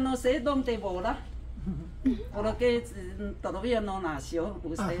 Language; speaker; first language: Spanish; non-native, learner; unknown